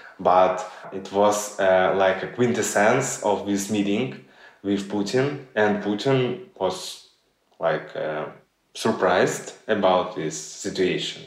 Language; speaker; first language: English; non-native, learner; Russian